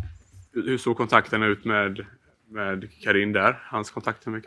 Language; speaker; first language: Swedish; native; Swedish